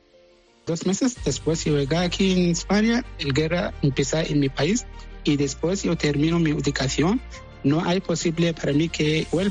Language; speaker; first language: Spanish; non-native, learner; Arabic